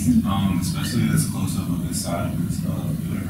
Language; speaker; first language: English; native; English